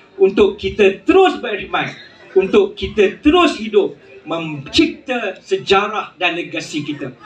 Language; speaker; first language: Malay; native; Malay